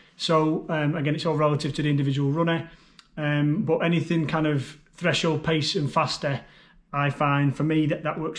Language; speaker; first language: English; native; English